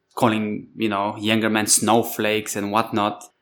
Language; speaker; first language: English; non-native, fluent; Bulgarian